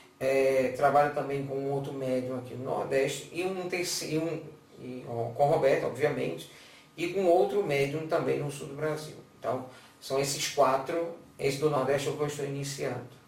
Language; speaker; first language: Portuguese; non-native, fluent; German